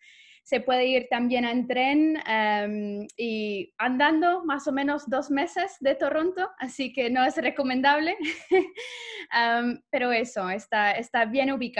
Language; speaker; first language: Spanish; non-native, fluent; English